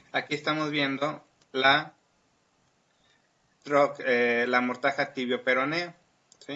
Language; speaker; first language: Spanish; native; Spanish